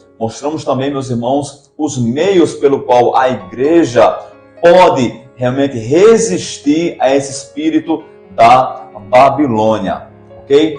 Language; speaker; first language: Portuguese; native; Portuguese